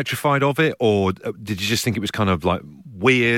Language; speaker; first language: English; native; English